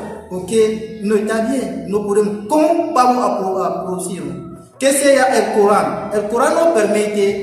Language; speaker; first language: Spanish; non-native, learner; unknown